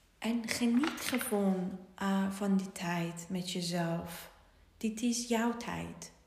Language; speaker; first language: Dutch; non-native, fluent; Persian